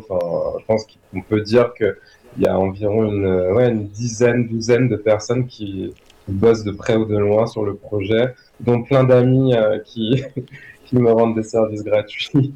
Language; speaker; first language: French; native; French